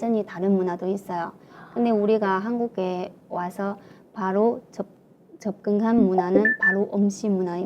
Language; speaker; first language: Korean; non-native, fluent; Chinese